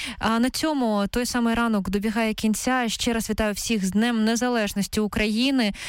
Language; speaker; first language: Ukrainian; native; Ukrainian